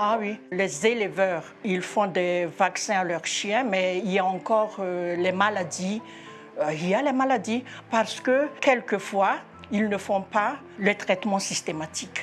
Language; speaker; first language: French; non-native, local second language; Malagasy